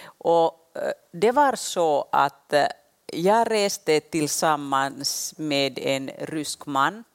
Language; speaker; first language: Swedish; non-native, local second language; Finnish